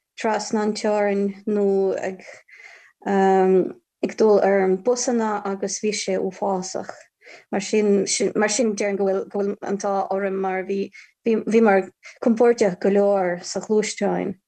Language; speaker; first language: Irish; non-native, fluent; Ukrainian